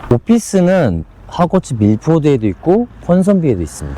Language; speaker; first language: Korean; early bilingual, heritage; Korean